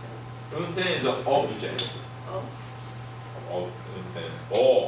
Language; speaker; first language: English; non-native, fluent; Japanese